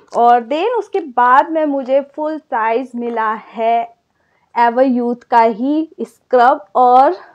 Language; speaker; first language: Hindi; native; Hindi